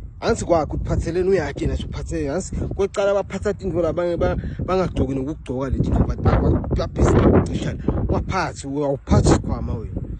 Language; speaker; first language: Zulu; non-native, local second language; Swati